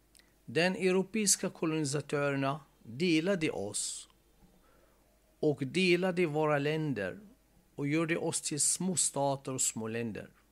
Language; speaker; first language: Swedish; non-native, fluent; Arabic